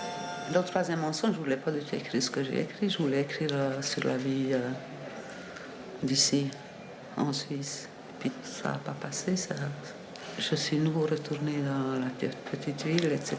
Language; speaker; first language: French; non-native, fluent; Hungarian